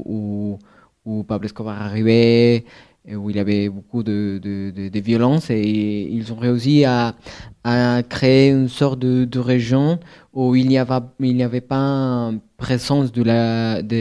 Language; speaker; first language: French; non-native, fluent; Spanish